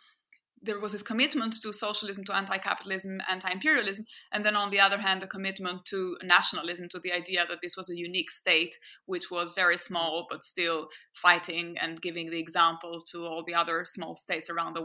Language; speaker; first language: English; non-native, fluent; French